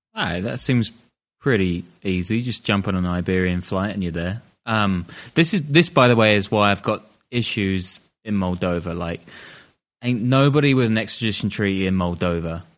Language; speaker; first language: English; native; English